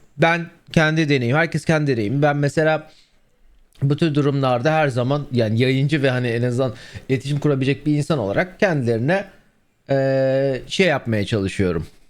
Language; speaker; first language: Turkish; native; Turkish